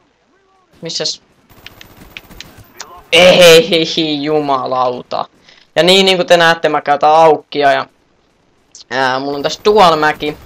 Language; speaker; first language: Finnish; native; Finnish